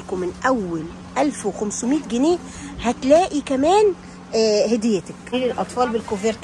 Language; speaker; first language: Arabic; native; Arabic